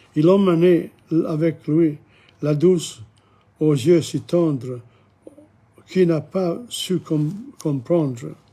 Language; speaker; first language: French; non-native, learner; English